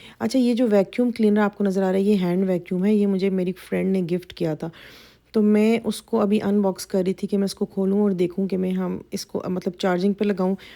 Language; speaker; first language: Urdu; native; Urdu